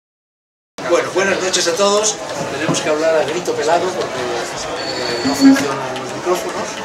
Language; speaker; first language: Spanish; native; Spanish